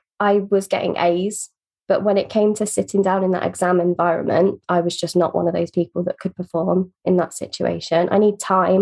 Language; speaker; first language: English; native; English